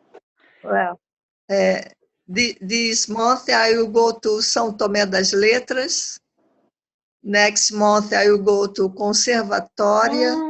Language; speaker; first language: English; non-native, learner; Portuguese